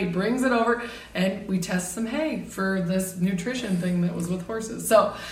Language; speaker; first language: English; native; English